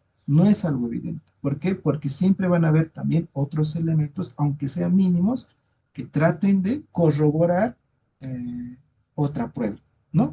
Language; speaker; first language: Spanish; native; Spanish